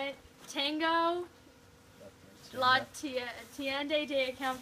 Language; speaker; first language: Spanish; non-native, learner; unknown